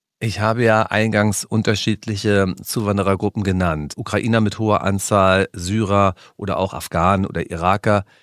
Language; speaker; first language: German; native; German